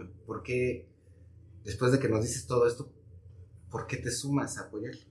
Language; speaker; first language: Spanish; native; Spanish